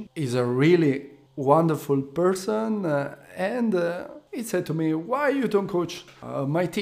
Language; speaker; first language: English; non-native, learner; Italian